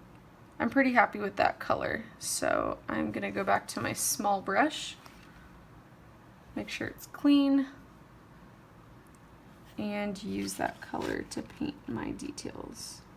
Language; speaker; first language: English; native; English